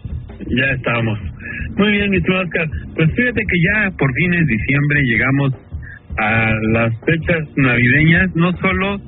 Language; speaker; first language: Spanish; native; Spanish